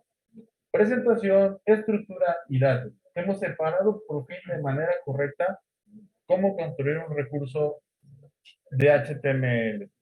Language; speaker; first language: Spanish; native; Spanish